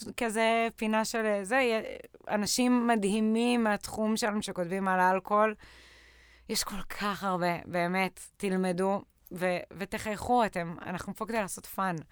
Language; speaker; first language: Hebrew; native; Hebrew